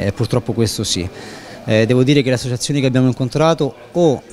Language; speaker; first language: Italian; native; Italian